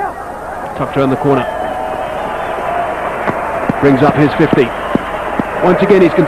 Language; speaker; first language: English; native; English